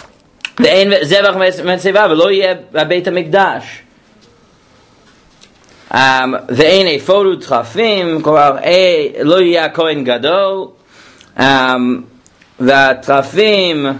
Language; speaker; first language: Hebrew; non-native, fluent; English